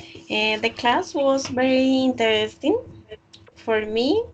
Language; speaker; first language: English; non-native, learner; Spanish